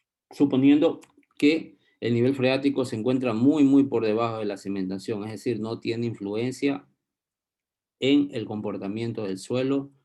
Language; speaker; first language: Spanish; native; Spanish